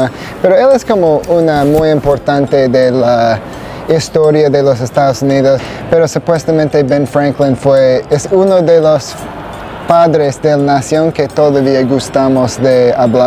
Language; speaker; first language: Spanish; non-native, learner; English